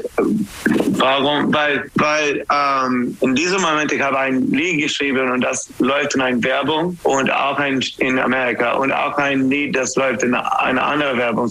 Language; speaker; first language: German; non-native, learner; English